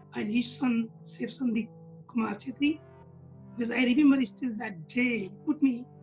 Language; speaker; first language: English; non-native, local second language; Nepali